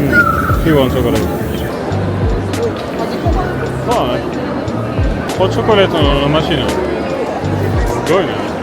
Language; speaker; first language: Japanese; non-native, fluent; French